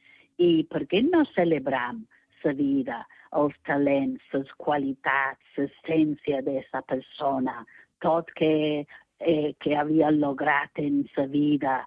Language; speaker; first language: Catalan; non-native, fluent; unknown